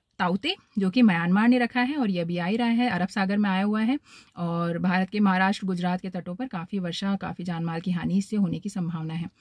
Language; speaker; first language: Hindi; native; Hindi